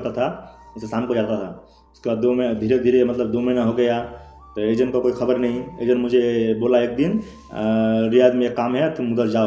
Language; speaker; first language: Hindi; non-native, local second language; Bangla